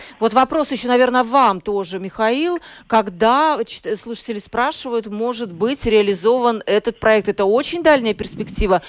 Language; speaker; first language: Russian; native; Russian